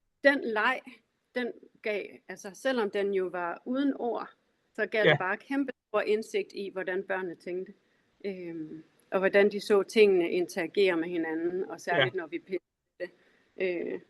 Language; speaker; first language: Danish; native; Danish